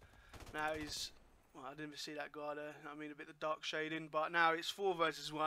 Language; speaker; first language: English; native; English